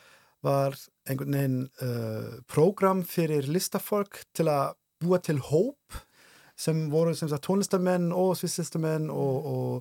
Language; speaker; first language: Icelandic; non-native, fluent; German